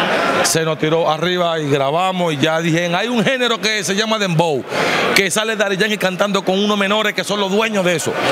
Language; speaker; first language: Spanish; native; Spanish